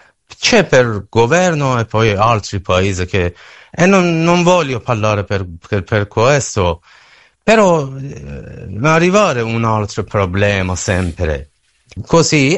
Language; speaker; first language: Italian; non-native, learner; Persian